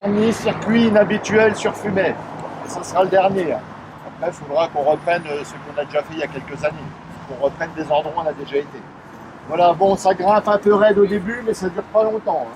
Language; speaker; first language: French; native; French